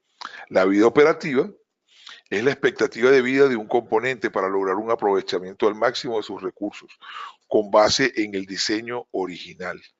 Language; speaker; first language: Spanish; native; Spanish